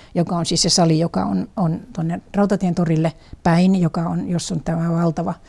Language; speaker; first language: Finnish; native; Finnish